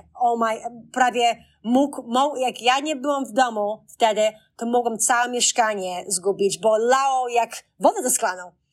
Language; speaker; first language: Polish; early bilingual, heritage; Polish